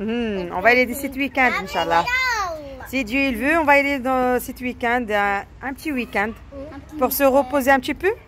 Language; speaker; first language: French; native; French